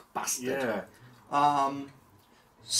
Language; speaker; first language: English; native; English